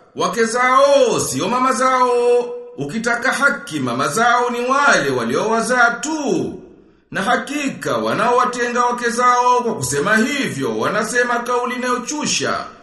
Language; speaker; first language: Swahili; native; Swahili